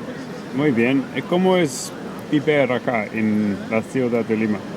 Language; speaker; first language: Spanish; non-native, learner; English